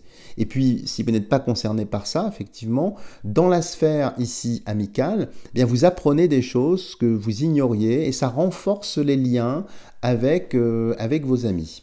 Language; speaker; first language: French; native; French